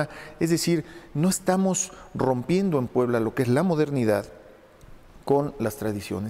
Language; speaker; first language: Spanish; native; Spanish